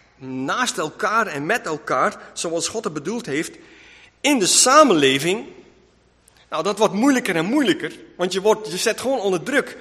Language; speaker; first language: Dutch; non-native, local second language; Western Frisian